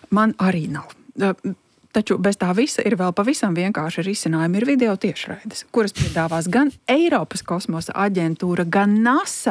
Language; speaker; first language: Latvian; native; Latvian